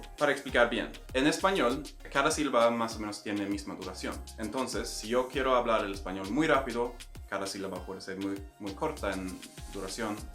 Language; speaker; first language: Spanish; non-native, fluent; Swedish